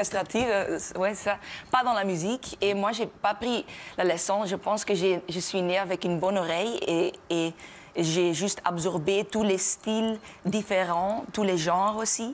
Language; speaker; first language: French; non-native, local second language; Dutch